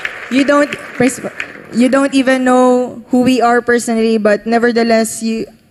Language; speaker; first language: English; non-native, local second language; Filipino